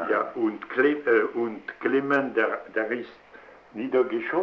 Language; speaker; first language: German; non-native, learner; French